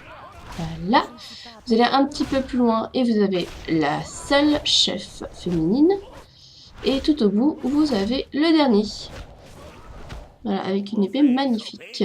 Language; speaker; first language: French; native; French